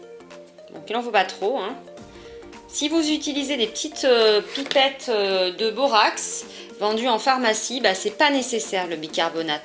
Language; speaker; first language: French; native; French